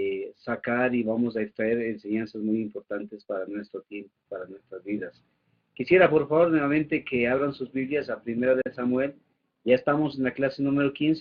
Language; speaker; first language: Spanish; native; Spanish